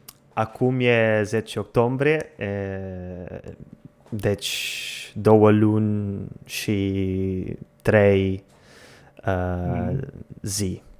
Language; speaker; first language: Romanian; non-native, learner; Portuguese